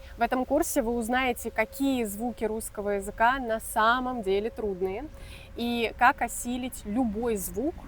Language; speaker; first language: Russian; native; Russian